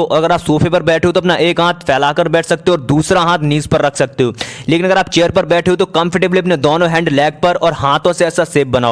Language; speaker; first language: Hindi; native; Hindi